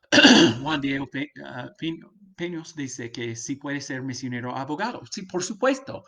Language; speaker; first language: Spanish; non-native, fluent; English